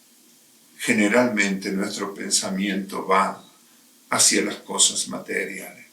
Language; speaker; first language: Spanish; native; Spanish